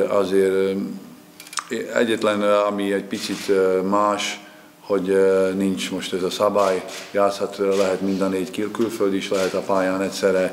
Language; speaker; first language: Hungarian; non-native, fluent; Slovak